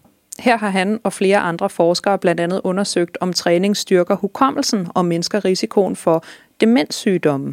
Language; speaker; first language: Danish; native; Danish